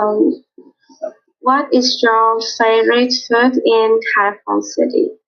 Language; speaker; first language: English; non-native, learner; Vietnamese